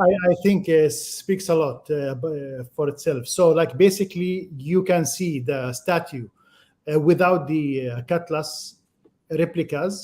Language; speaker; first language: English; non-native, fluent; Arabic